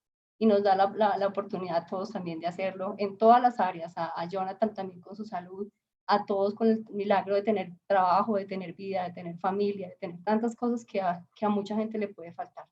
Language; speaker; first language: Spanish; native; Spanish